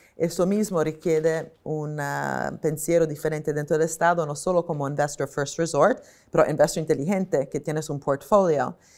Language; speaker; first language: Spanish; non-native, fluent; Italian